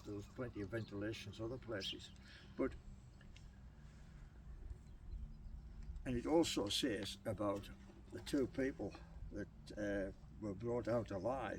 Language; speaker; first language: English; native; English